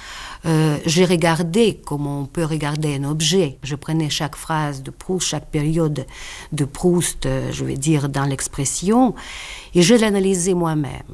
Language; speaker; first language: French; non-native, fluent; Russian